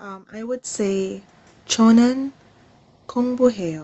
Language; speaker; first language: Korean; non-native, learner; English